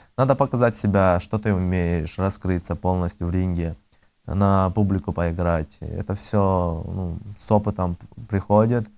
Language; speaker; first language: Russian; early bilingual, other home language; Azerbaijani